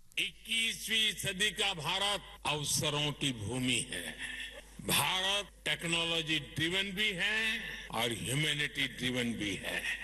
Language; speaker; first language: Hindi; non-native, local second language; Gujarati